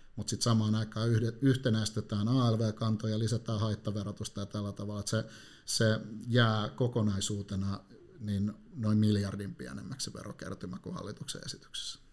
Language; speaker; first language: Finnish; native; Finnish